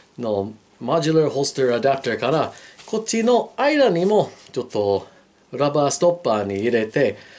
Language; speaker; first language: Japanese; non-native, learner; English